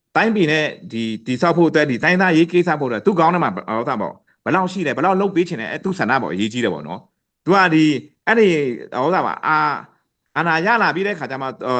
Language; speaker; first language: Burmese; non-native, local second language; Pa'o Karen